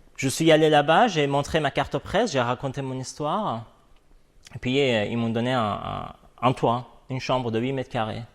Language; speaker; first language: French; non-native, fluent; Persian